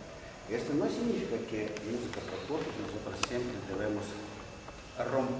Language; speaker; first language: Spanish; non-native, learner; Russian